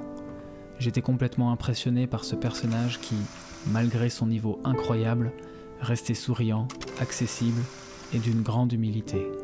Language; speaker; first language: French; native; French